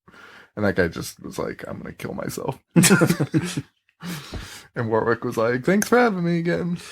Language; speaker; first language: English; native; English